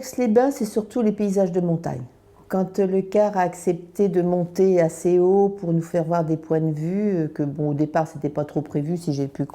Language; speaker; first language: French; native; French